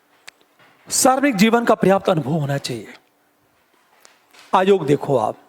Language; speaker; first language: Hindi; native; Hindi